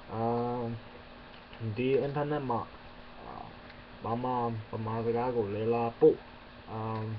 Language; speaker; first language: Burmese; non-native, learner; English